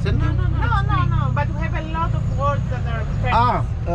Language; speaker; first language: English; non-native, fluent; Greek